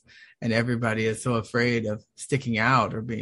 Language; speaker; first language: English; native; English